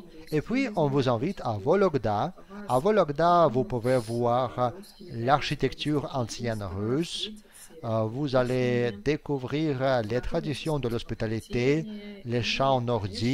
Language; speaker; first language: French; non-native, fluent; Russian